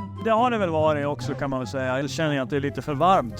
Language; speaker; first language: Swedish; native; Swedish